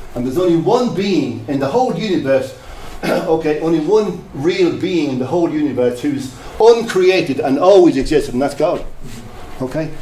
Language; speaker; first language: English; native; English